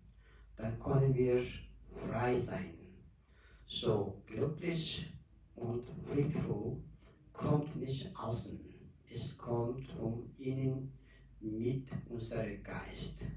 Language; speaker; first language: German; non-native, learner; Tibetan